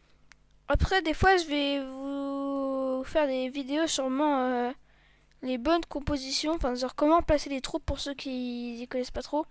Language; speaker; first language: French; native; French